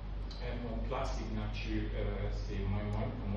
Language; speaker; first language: French; non-native, learner; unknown